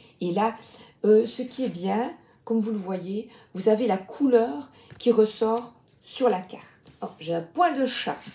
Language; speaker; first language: French; native; French